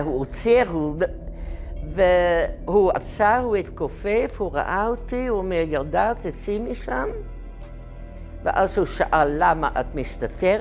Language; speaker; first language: Hebrew; non-native, fluent; Dutch